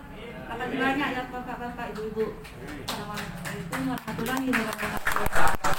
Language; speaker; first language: Indonesian; non-native, fluent; Vietnamese